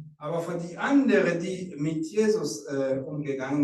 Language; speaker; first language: German; non-native, learner; Rundi